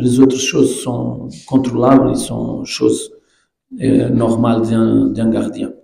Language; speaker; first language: French; non-native, fluent; Portuguese